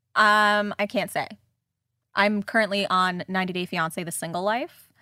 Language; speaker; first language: English; early bilingual, other home language; Czech